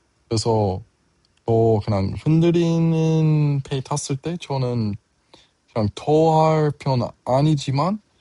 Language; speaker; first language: Korean; non-native, learner; English